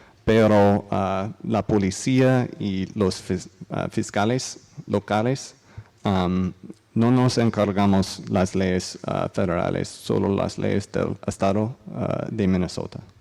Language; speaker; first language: Spanish; non-native, learner; English